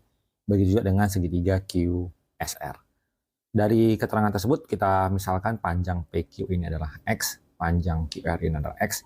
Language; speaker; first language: Indonesian; native; Indonesian